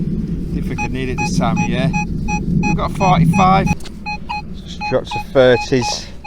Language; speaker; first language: English; native; English